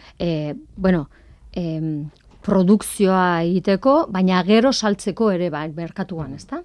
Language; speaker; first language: Basque; non-native, local second language; Spanish